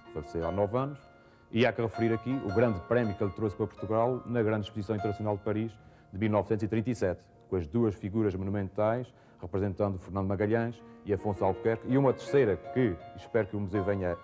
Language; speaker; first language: Portuguese; native; Portuguese